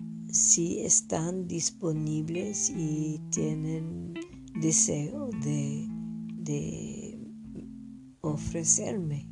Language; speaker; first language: Spanish; non-native, fluent; French